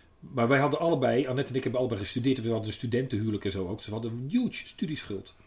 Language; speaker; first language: Dutch; native; Dutch